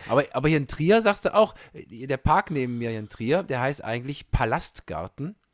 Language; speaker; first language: German; native; German